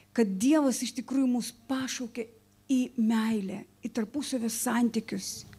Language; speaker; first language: Lithuanian; non-native, local second language; Russian